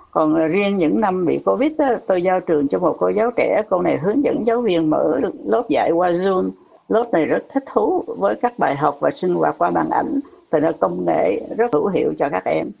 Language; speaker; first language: Vietnamese; native; Vietnamese